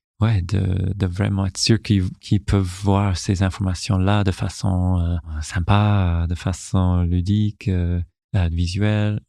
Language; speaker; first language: French; non-native, local second language; English